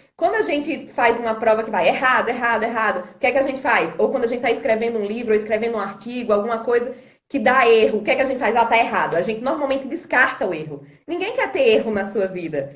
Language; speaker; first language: Portuguese; native; Portuguese